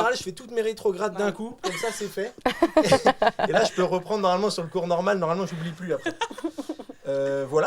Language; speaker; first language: French; native; French